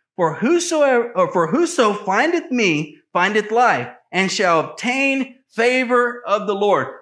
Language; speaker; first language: English; native; English